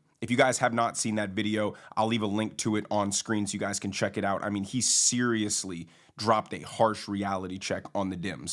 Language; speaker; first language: English; native; English